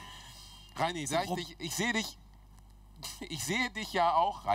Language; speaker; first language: German; native; German